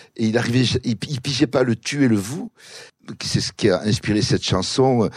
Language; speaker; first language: French; early bilingual, other home language; Kabyle